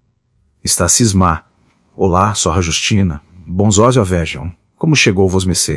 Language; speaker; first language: Portuguese; native; Portuguese